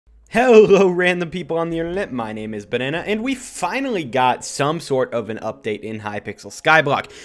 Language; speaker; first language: English; native; English